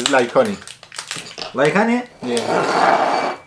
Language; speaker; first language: English; non-native, learner; Spanish